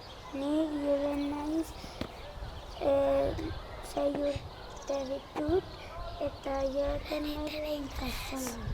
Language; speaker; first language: Basque; non-native, local second language; Catalan